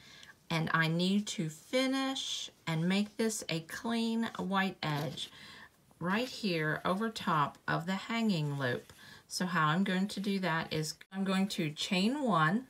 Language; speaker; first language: English; native; English